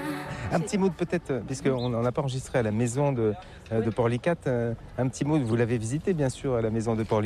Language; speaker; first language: French; native; French